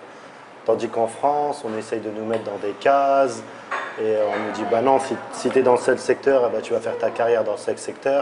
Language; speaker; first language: French; early bilingual, other home language; Arabic